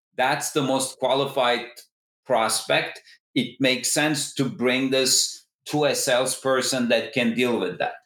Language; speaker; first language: English; non-native, fluent; Turkish